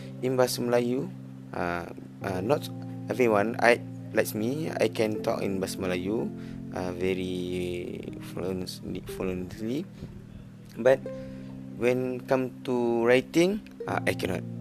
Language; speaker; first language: English; non-native, learner; Malay